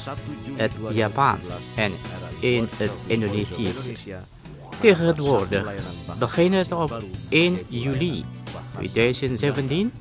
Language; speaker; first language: Dutch; non-native, learner; Indonesian